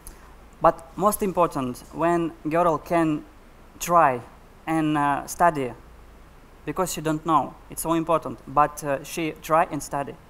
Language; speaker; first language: English; non-native, learner; Russian